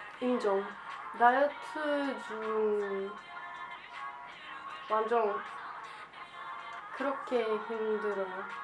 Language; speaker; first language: Korean; non-native, fluent; Ukrainian